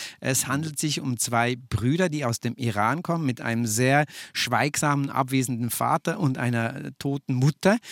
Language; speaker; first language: German; native; German